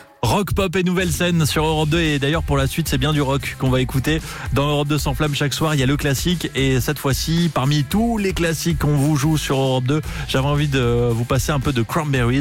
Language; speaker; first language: French; native; French